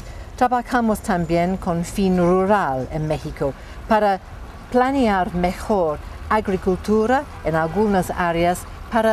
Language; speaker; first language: Spanish; non-native, fluent; English